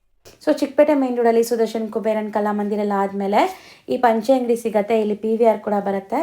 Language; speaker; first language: Kannada; native; Kannada